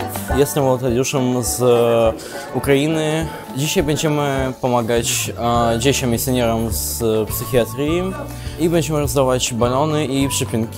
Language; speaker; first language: Polish; non-native, fluent; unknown